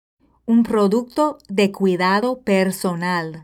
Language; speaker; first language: Spanish; non-native, fluent; English